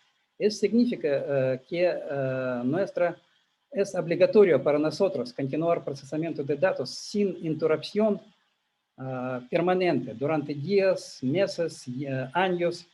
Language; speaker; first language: Spanish; non-native, learner; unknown